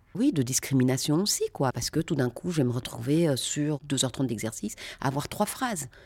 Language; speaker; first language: French; native; French